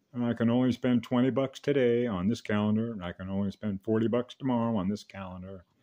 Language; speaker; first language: English; native; English